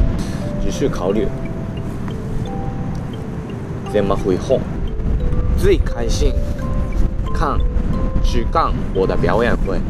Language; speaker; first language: Chinese; non-native, learner; Japanese